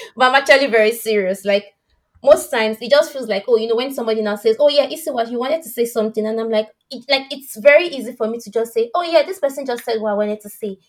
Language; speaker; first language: English; non-native, local second language; Yoruba